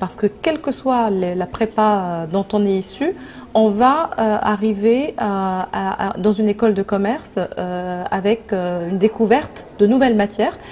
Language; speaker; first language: French; non-native, local second language; Arabic